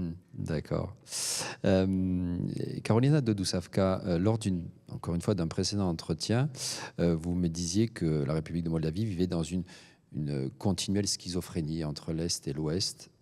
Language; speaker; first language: French; native; French